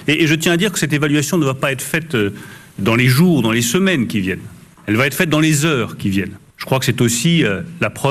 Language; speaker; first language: French; native; French